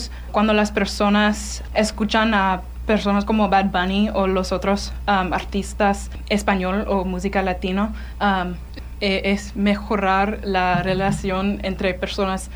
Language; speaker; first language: Spanish; non-native, learner; English